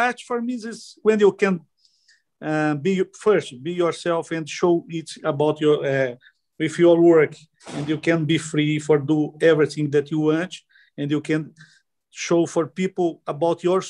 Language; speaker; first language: English; non-native, learner; Portuguese